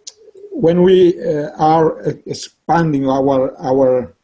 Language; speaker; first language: English; non-native, learner; Italian